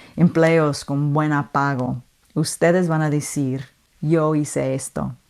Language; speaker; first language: Spanish; early bilingual, heritage; Spanish